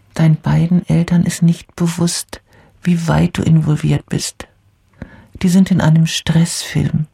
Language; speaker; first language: German; native; German